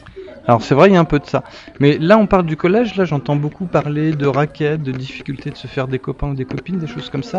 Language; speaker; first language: French; native; French